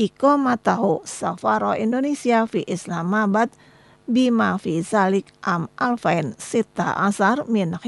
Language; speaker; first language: Arabic; non-native, fluent; Indonesian